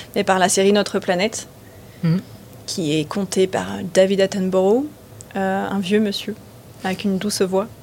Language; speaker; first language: French; native; French